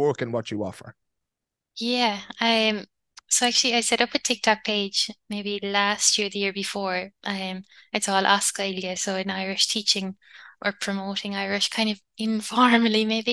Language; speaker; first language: English; non-native, local second language; Irish